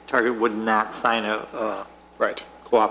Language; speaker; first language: English; native; English